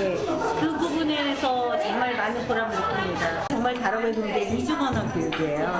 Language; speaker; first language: Korean; native; Korean